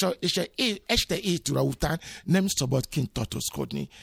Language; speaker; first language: Hungarian; non-native, learner; Yoruba